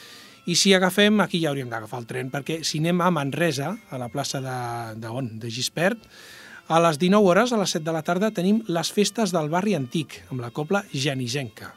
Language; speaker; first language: Catalan; native; Catalan